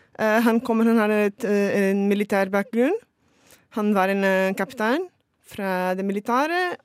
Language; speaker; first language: Norwegian; non-native, fluent; Portuguese